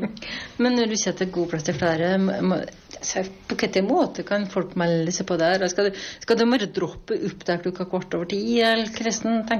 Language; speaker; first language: Norwegian; native; Norwegian